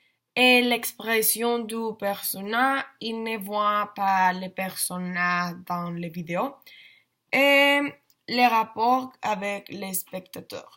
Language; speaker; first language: French; non-native, learner; Spanish